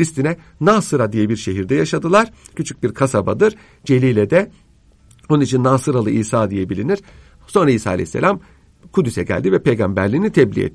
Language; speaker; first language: Turkish; native; Turkish